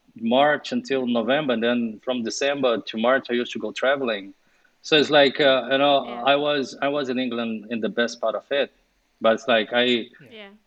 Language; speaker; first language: English; non-native, fluent; Portuguese